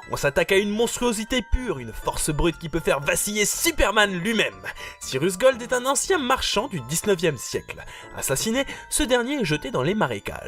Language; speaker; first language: French; native; French